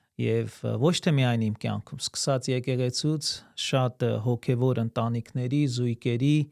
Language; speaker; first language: Armenian; early bilingual, heritage; Armenian